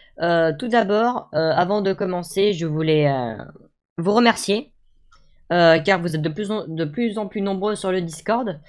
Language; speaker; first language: French; native; French